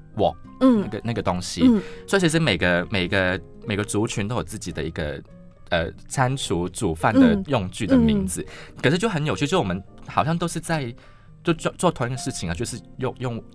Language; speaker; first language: Chinese; non-native, local second language; Cantonese